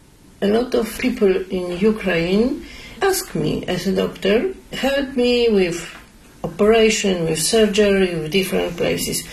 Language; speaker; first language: English; non-native, learner; Polish